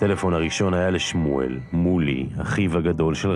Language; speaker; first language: Hebrew; native; Hebrew